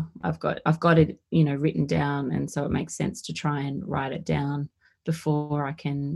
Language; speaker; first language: English; native; English